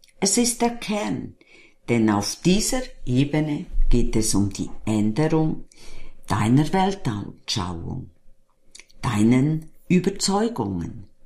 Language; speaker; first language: German; native; German